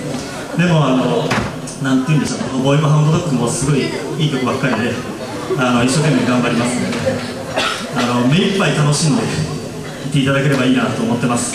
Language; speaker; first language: Japanese; native; Japanese